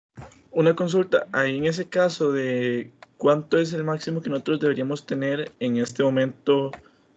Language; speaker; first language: Spanish; native; Spanish